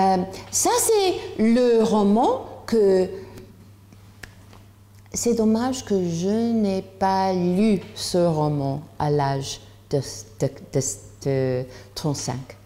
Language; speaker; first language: French; non-native, learner; English